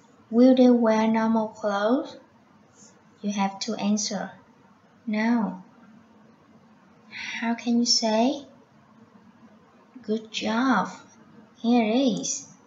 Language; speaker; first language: English; non-native, fluent; Vietnamese